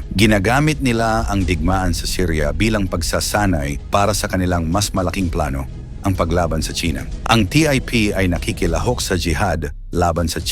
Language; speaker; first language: Filipino; native; Filipino